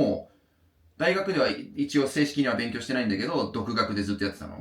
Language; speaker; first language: Japanese; non-native, fluent; English